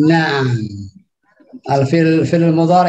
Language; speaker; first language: Arabic; non-native, fluent; Indonesian